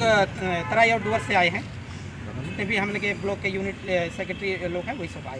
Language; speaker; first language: Hindi; non-native, local second language; Sadri